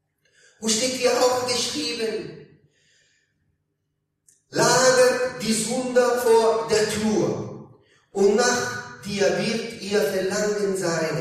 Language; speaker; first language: German; non-native, learner; Italian